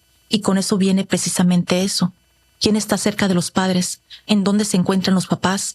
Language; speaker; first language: Spanish; native; Spanish